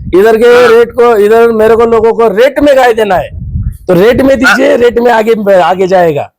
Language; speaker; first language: Hindi; non-native, local second language; Marathi